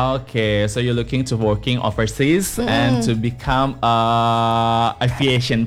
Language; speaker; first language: English; non-native, fluent; Indonesian